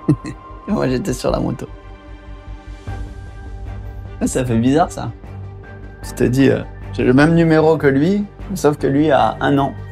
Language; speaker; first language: French; native; French